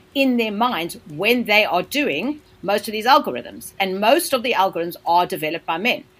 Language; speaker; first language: English; native; English